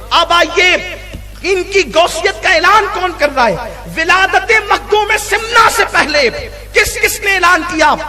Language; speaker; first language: Urdu; native; Urdu